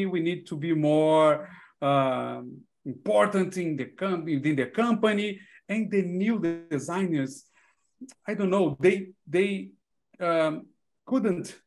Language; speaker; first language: English; non-native, learner; Portuguese